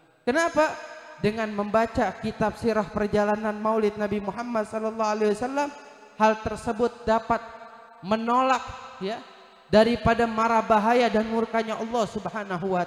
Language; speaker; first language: Indonesian; native; Indonesian